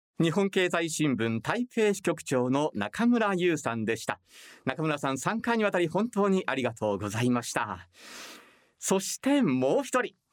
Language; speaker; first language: Japanese; native; Japanese